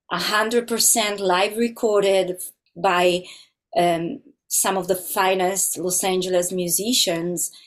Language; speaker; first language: English; non-native, fluent; Italian